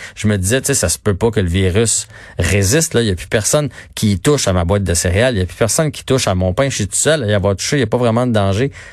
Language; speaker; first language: French; native; French